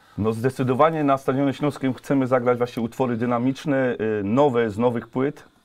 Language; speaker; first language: Polish; native; Polish